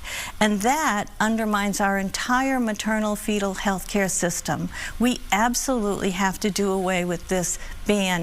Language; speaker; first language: English; native; English